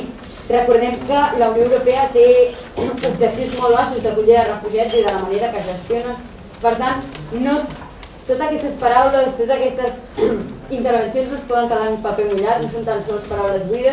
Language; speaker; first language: Catalan; native; Catalan